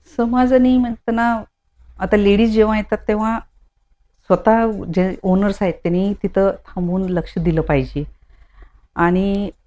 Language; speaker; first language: Marathi; non-native, local second language; Konkani